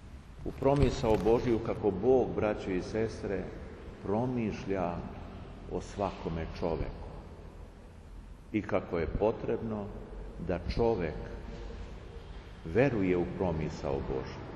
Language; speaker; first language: Serbian; native; Serbian